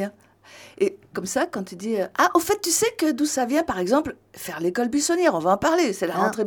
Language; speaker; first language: French; native; French